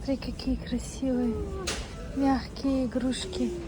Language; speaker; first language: Russian; non-native, local second language; Tajik